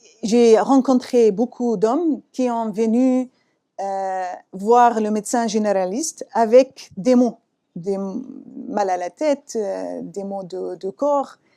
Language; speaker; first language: French; non-native, fluent; Arabic